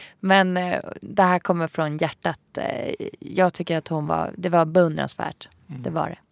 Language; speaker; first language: Swedish; early bilingual, other home language; Arabic